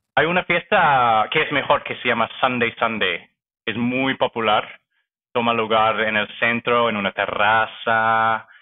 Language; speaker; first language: Spanish; non-native, fluent; English